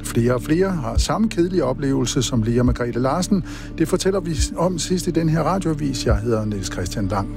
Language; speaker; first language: Danish; native; Danish